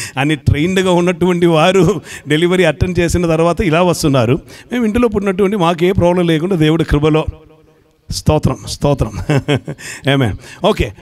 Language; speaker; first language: Telugu; non-native, fluent; Malayalam